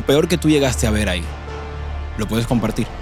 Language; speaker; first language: Spanish; native; Spanish